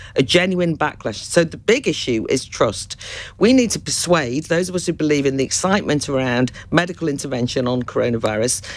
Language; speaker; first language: English; native; English